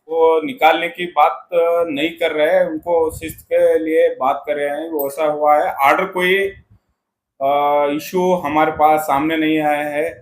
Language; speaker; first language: Hindi; non-native, local second language; Kannada